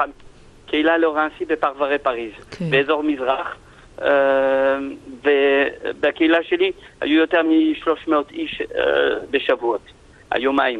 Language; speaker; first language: Hebrew; non-native, fluent; French